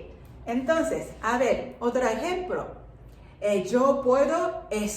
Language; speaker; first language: Spanish; non-native, fluent; Japanese